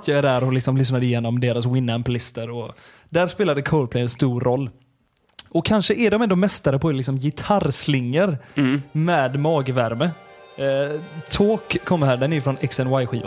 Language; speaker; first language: Swedish; native; Swedish